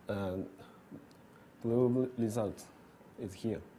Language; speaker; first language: English; non-native, learner; Japanese